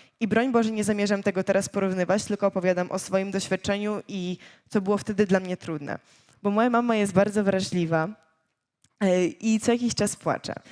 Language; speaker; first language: Polish; early bilingual, other home language; Ukrainian